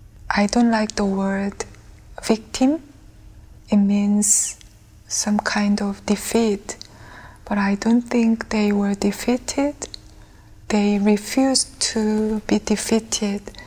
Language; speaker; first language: English; non-native, fluent; Korean